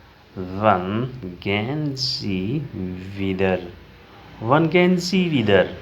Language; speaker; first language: German; non-native, learner; Urdu